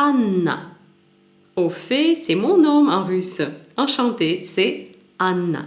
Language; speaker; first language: French; non-native, fluent; Russian